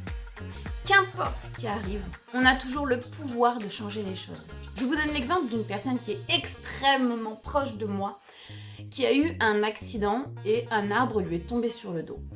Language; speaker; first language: French; native; French